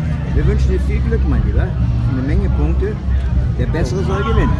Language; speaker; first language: German; native; German